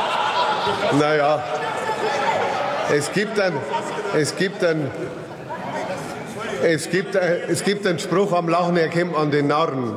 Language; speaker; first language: German; native; German